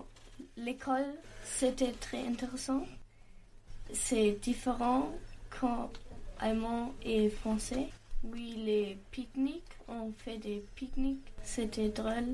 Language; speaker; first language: French; non-native, learner; German